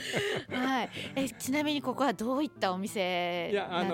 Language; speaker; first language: Japanese; native; Japanese